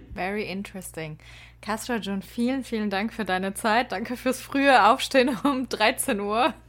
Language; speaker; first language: German; early bilingual, other home language; Persian